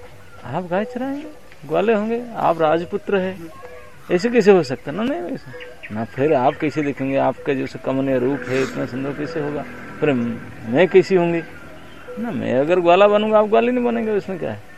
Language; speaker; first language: Hindi; non-native, local second language; Odia